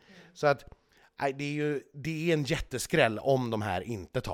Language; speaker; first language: Swedish; native; Swedish